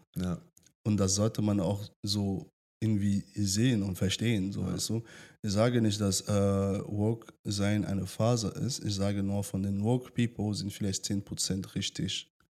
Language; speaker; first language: German; early bilingual, other home language; French